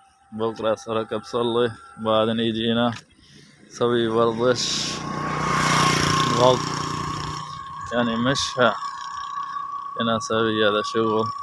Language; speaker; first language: Arabic; non-native, learner; Saraiki